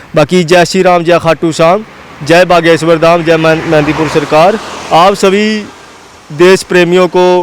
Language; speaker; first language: Hindi; non-native, local second language; Dogri